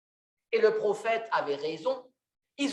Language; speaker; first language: French; native; French